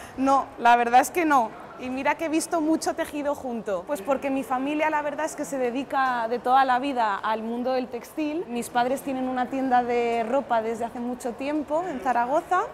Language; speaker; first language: Spanish; native; Spanish